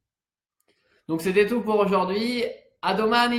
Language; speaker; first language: French; native; French